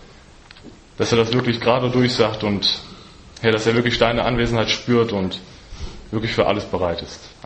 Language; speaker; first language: German; native; German